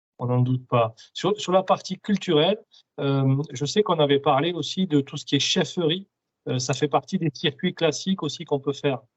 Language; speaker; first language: French; native; French